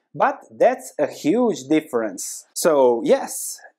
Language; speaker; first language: English; non-native, fluent; Croatian